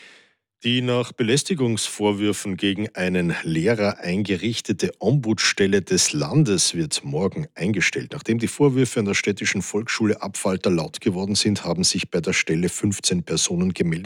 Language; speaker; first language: German; native; German